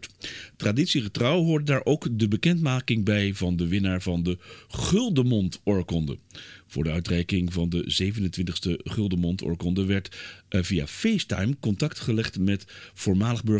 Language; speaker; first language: Dutch; native; Dutch